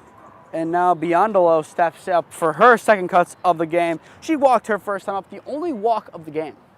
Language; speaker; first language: English; native; English